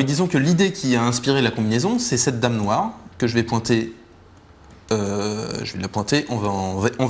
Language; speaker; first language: French; native; French